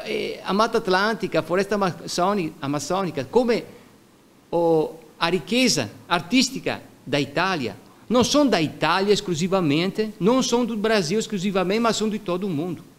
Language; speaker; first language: Portuguese; non-native, fluent; Italian